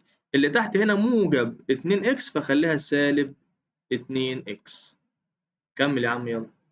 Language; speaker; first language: Arabic; native; Arabic